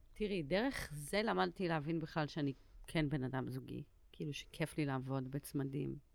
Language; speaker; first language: Hebrew; native; Hebrew